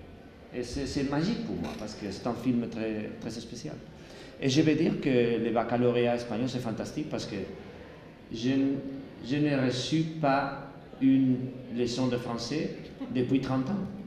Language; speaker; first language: French; non-native, learner; Spanish